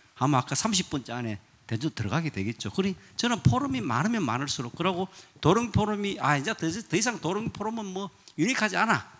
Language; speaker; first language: Korean; native; Korean